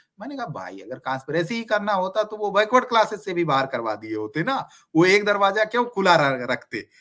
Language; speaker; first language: Hindi; native; Hindi